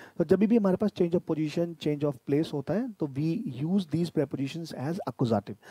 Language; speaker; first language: Hindi; native; Hindi